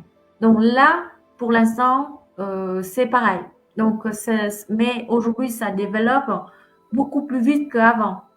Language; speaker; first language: French; non-native, fluent; Vietnamese